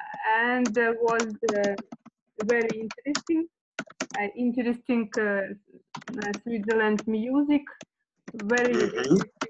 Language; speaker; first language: English; non-native, learner; Russian